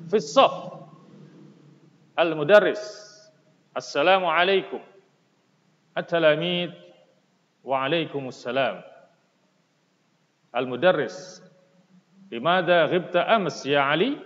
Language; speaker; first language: Arabic; non-native, fluent; Indonesian